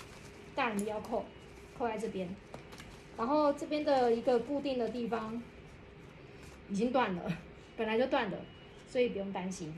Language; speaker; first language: Chinese; native; Chinese